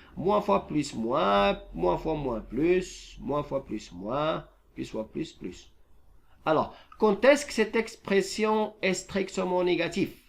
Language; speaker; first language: French; non-native, local second language; Arabic